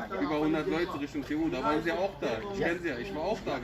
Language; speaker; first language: German; native; German